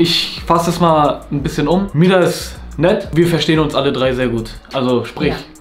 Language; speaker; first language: German; native; German